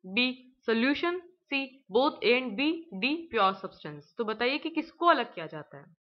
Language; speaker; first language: Hindi; native; Hindi